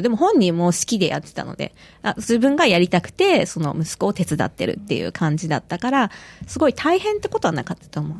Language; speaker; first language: Japanese; native; Japanese